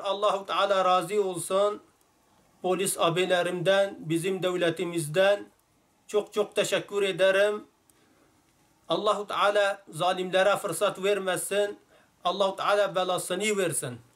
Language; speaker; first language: Turkish; non-native, local second language; Arabic